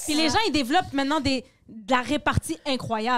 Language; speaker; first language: French; native; French